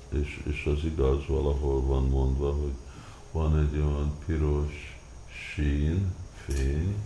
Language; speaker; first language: Hungarian; early bilingual, heritage; Hungarian